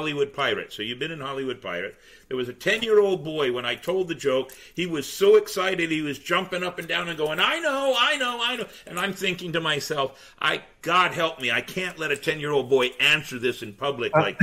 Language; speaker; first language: English; native; English